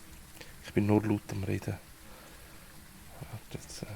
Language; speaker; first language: German; native; German